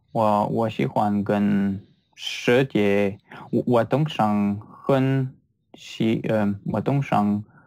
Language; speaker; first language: Chinese; non-native, learner; French